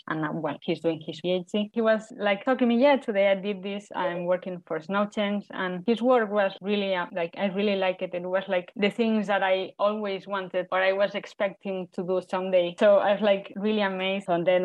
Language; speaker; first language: English; non-native, fluent; Spanish